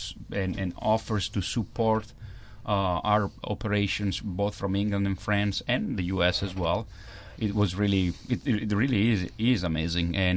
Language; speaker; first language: English; non-native, fluent; Italian